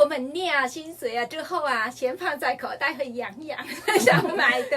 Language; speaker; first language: Chinese; non-native, fluent; Vietnamese